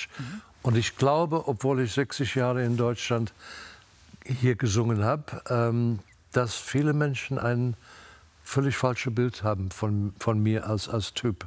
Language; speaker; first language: German; non-native, fluent; English